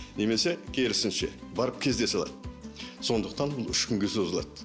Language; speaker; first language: Kazakh; native; Kazakh